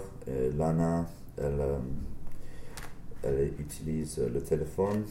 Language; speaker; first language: French; non-native, learner; English